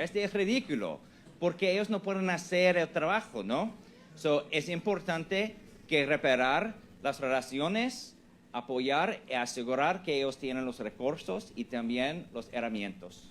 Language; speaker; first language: Spanish; non-native, fluent; English